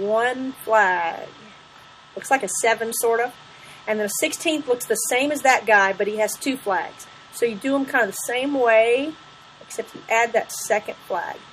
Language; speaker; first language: English; native; English